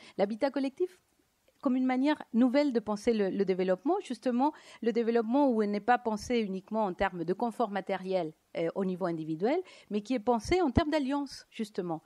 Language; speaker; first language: French; non-native, fluent; Spanish